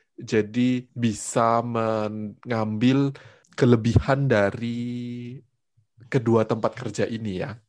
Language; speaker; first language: Indonesian; native; Indonesian